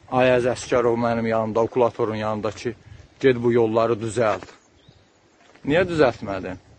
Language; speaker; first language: Azerbaijani; native; Azerbaijani